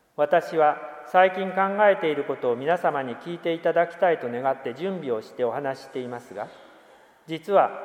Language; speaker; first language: Japanese; native; Japanese